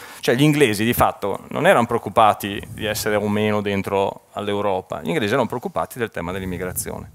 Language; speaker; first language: Italian; native; Italian